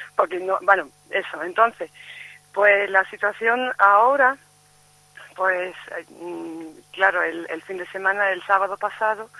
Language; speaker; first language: Spanish; non-native, fluent; Turkish